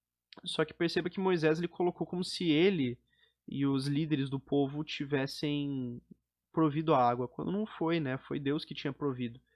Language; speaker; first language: Portuguese; native; Portuguese